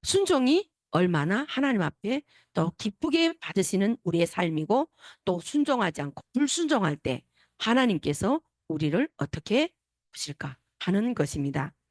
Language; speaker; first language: Korean; native; Korean